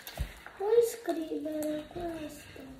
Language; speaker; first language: Italian; early bilingual, other home language; Filipino